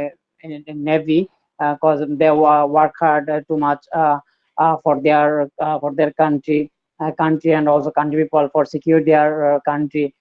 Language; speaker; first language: English; non-native, learner; Bangla